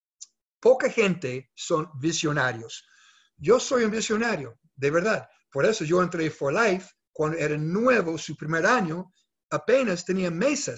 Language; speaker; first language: Spanish; non-native, fluent; English